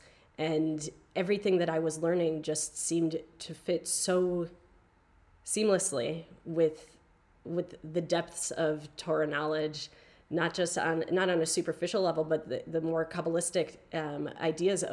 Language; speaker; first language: English; native; English